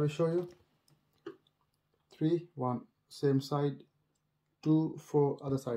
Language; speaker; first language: English; non-native, learner; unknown